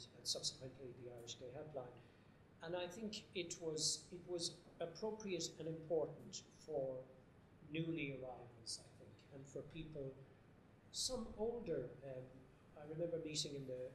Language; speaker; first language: English; native; English